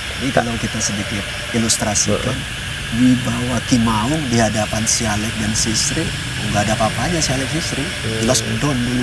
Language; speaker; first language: Indonesian; native; Indonesian